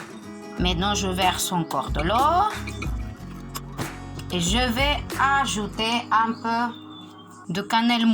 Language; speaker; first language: French; non-native, fluent; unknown